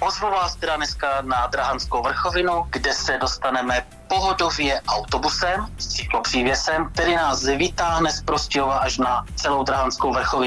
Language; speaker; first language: Czech; native; Czech